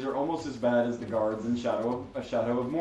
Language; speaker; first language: English; native; English